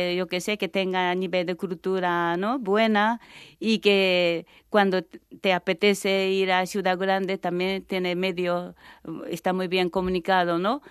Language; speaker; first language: Spanish; non-native, fluent; Japanese